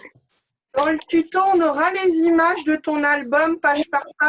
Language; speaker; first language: French; native; French